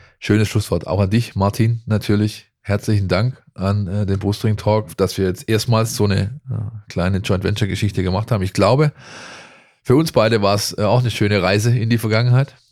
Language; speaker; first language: German; native; German